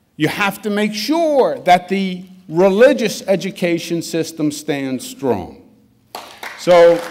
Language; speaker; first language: English; native; English